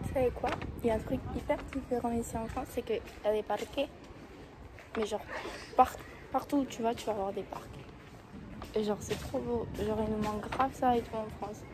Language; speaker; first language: French; early bilingual, other home language; Spanish